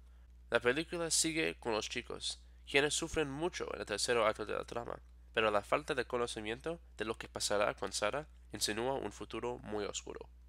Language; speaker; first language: Spanish; non-native, fluent; English